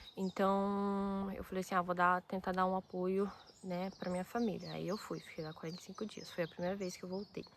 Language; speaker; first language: Portuguese; early bilingual, other home language; Japanese